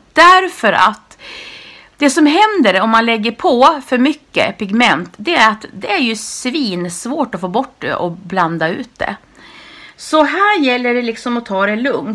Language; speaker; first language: Swedish; native; Swedish